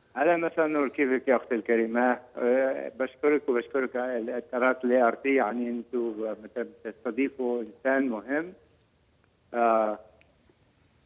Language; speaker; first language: Arabic; native; Arabic